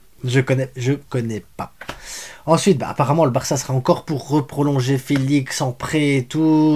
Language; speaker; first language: French; native; French